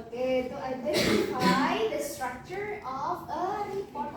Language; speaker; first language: English; non-native, learner; Indonesian